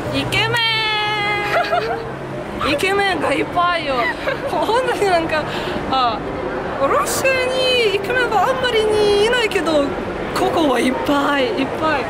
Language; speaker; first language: Japanese; non-native, learner; Russian